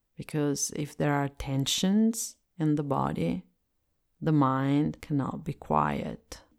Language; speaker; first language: English; non-native, fluent; Italian